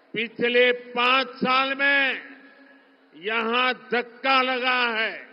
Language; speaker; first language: Hindi; non-native, local second language; Gujarati